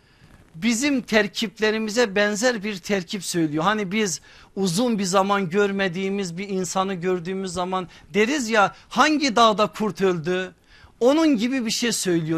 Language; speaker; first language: Turkish; native; Turkish